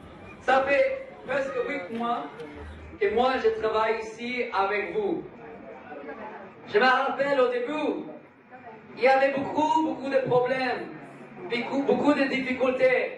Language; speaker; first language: French; non-native, fluent; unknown